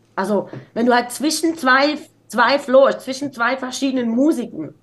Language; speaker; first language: German; native; German